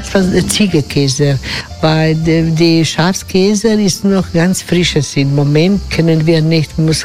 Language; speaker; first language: German; non-native, learner; Croatian